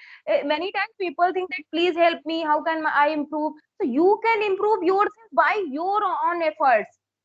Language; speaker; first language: English; non-native, local second language; Hindi